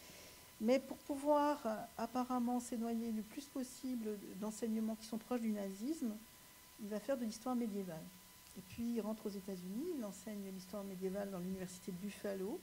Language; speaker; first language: French; native; French